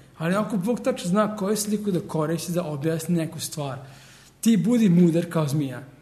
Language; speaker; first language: Serbian; early bilingual, heritage; Serbian